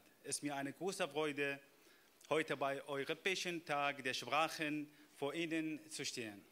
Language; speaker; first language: German; non-native, fluent; Arabic